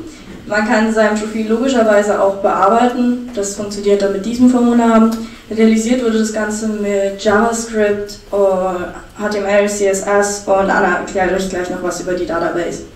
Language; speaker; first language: German; native; German